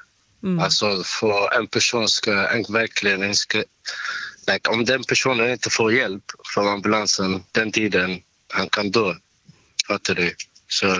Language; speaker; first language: Swedish; non-native, learner; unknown